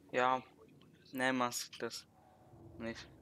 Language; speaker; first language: German; early bilingual, other home language; Polish